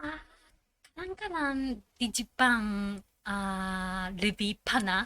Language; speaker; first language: Indonesian; non-native, learner; Japanese